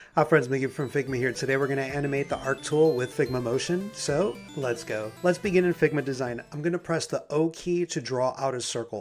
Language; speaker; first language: English; native; English